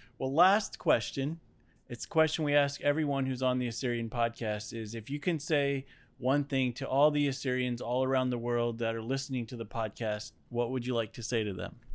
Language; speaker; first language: English; native; English